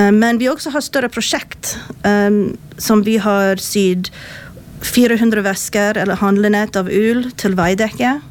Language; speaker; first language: Norwegian; non-native, fluent; English